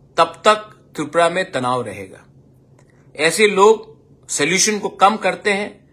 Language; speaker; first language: Hindi; non-native, local second language; Kok Borok